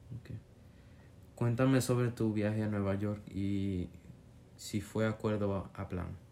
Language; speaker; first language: Spanish; early bilingual, heritage; Spanish